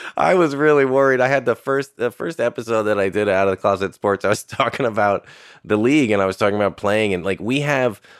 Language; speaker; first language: English; native; English